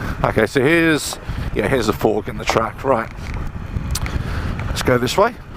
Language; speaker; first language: English; native; English